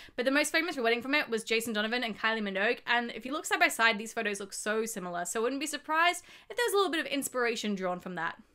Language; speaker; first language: English; native; English